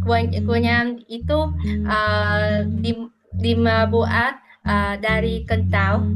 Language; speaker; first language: Indonesian; non-native, fluent; Vietnamese